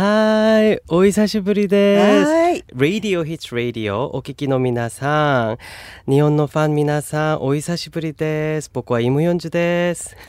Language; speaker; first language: Japanese; non-native, learner; Korean